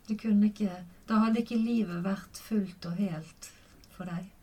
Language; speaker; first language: Norwegian; native; Norwegian